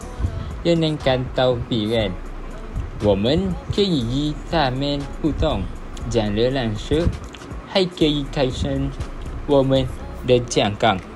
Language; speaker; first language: Chinese; non-native, learner; Malay